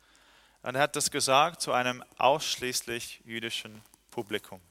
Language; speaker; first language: German; non-native, fluent; English